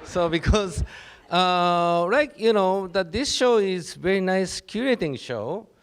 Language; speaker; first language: English; non-native, learner; Japanese